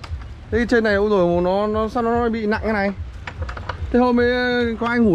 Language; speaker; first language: Vietnamese; native; Vietnamese